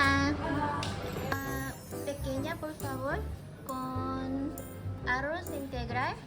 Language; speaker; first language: Spanish; non-native, learner; Korean